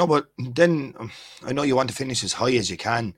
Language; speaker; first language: English; native; English